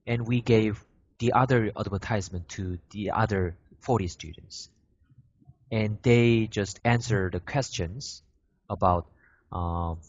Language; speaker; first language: English; non-native, learner; Korean